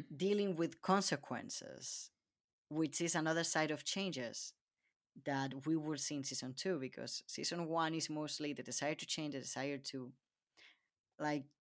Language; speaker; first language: English; non-native, fluent; Spanish